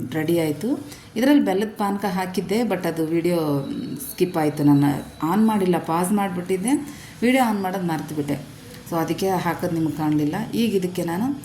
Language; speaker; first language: Kannada; non-native, local second language; Telugu